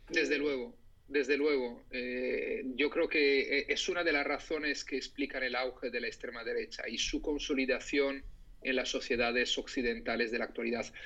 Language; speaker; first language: Spanish; non-native, fluent; Italian